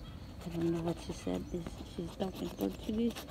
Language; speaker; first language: English; non-native, local second language; Filipino